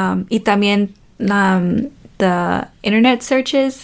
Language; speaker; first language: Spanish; early bilingual, heritage; Spanish